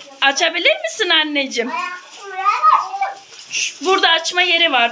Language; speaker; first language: Turkish; native; Turkish